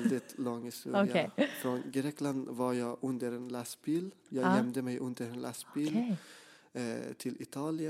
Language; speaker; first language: Swedish; non-native, fluent; Persian